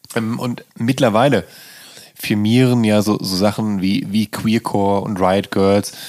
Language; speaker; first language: German; native; German